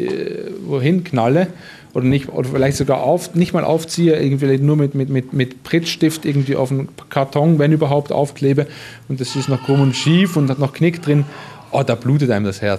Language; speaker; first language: German; native; German